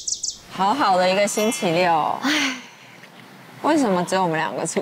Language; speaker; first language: Chinese; native; Chinese